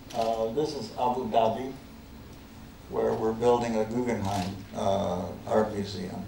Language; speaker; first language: English; native; English